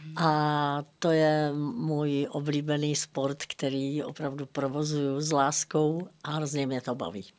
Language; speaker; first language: Czech; native; Czech